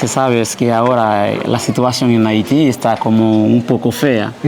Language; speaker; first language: Spanish; early bilingual, heritage; Haitian Creole